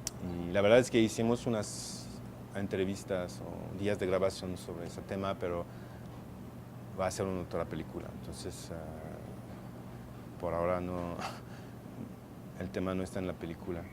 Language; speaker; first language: Spanish; non-native, fluent; French